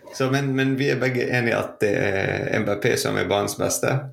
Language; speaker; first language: Norwegian; non-native, fluent; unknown